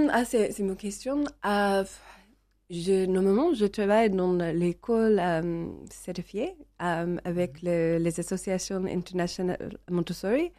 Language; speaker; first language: French; non-native, learner; English